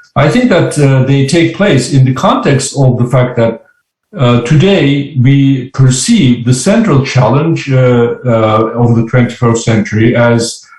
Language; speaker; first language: English; non-native, fluent; Turkish